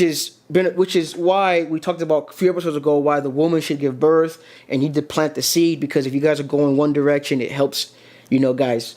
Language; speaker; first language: English; native; English